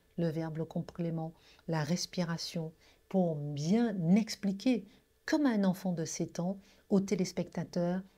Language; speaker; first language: French; non-native, local second language; Guadeloupean Creole French